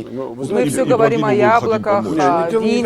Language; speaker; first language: Russian; non-native, local second language; Ossetic